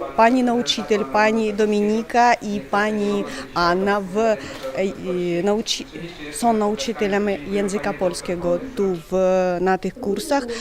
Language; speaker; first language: Polish; non-native, learner; Ukrainian